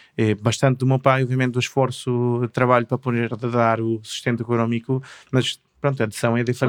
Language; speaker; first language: Portuguese; non-native, fluent; Spanish